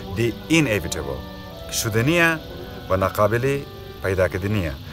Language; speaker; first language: English; non-native, local second language; Hazaragi